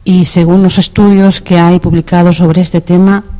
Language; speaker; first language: Spanish; non-native, local second language; Galician